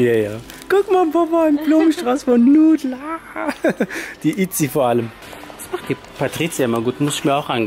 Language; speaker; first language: German; native; German